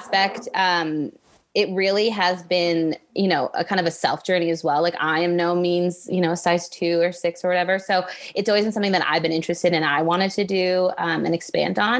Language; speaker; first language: English; native; English